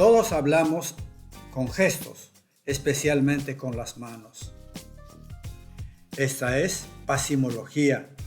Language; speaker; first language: Spanish; non-native, local second language; Quechua